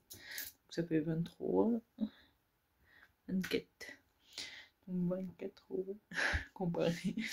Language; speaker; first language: French; native; French